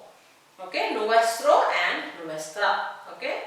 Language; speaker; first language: Spanish; non-native, fluent; Tamil